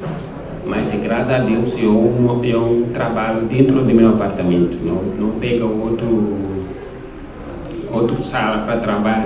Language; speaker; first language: Portuguese; non-native, learner; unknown